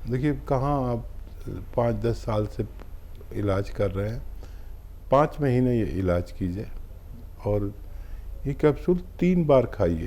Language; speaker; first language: Hindi; native; Hindi